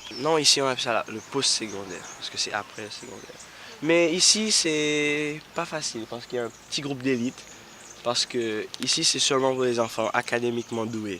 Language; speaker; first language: French; non-native, local second language; Seselwa Creole French